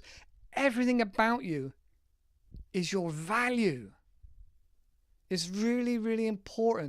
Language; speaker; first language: English; native; English